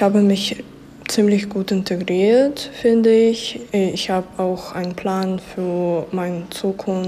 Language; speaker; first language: German; non-native, fluent; Ukrainian